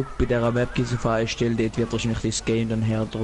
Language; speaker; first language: German; native; German